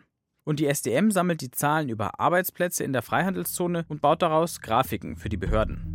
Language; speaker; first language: German; native; German